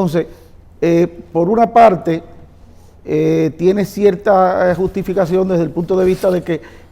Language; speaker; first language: Spanish; native; Spanish